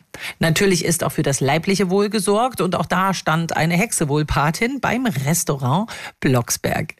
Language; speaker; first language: German; native; German